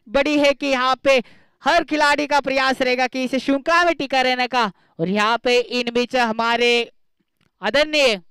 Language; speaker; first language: Hindi; non-native, local second language; Marathi